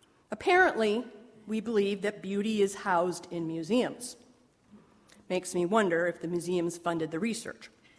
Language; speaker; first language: English; native; English